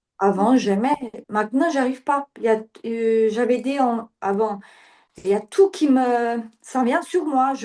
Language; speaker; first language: French; non-native, learner; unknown